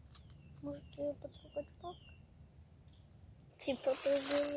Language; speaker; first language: Russian; early bilingual, heritage; Russian